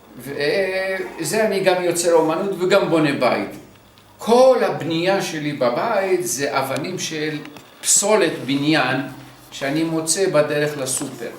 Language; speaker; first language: Hebrew; early bilingual, other home language; Arabic